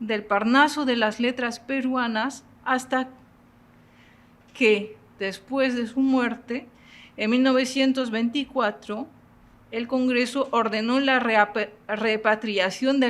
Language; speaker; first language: Spanish; non-native, fluent; French